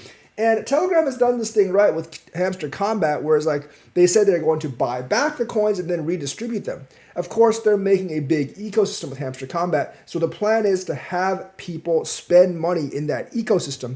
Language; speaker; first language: English; native; English